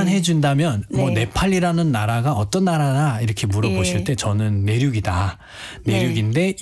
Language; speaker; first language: Korean; non-native, fluent; Nepali